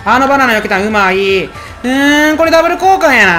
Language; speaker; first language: Japanese; native; Japanese